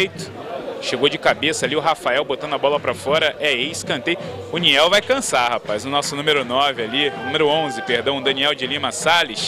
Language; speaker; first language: Portuguese; native; Portuguese